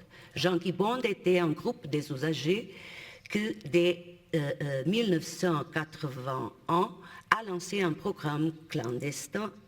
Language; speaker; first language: French; non-native, fluent; Portuguese